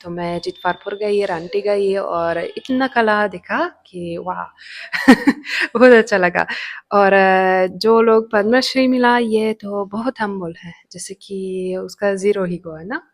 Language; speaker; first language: Hindi; non-native, fluent; Italian